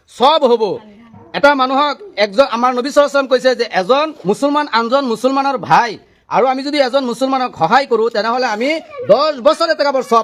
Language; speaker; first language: Assamese; non-native, local second language; Bangla